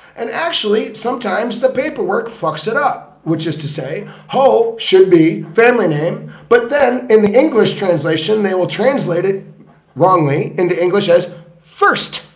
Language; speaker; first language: English; native; English